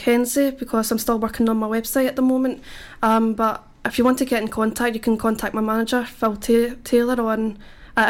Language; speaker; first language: English; native; English